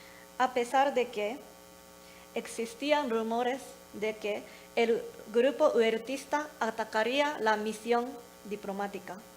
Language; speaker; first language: Spanish; non-native, learner; Japanese